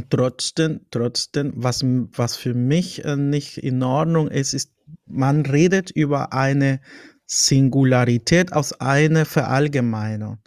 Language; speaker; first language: German; non-native, fluent; Spanish